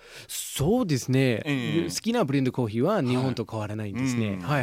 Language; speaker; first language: Japanese; non-native, fluent; English